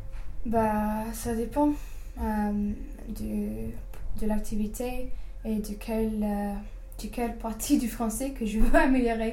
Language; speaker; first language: French; non-native, fluent; English